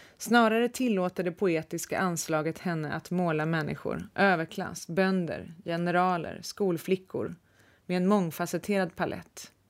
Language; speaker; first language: Swedish; native; Swedish